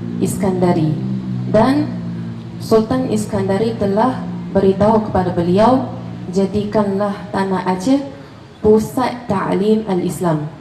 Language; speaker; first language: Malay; non-native, fluent; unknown